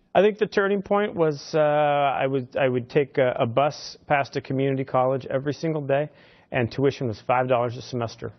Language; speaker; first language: English; native; English